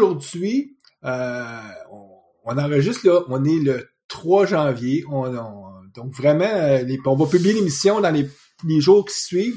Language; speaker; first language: French; native; French